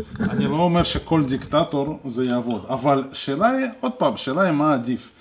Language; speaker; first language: Hebrew; non-native, fluent; Russian